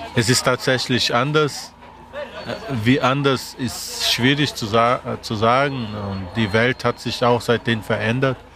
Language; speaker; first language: German; non-native, fluent; Portuguese